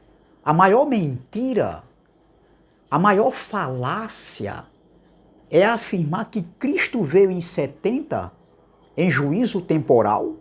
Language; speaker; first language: Portuguese; native; Portuguese